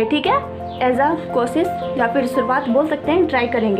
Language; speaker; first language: Hindi; native; Hindi